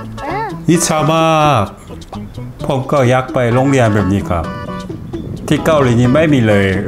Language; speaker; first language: Thai; non-native, learner; Korean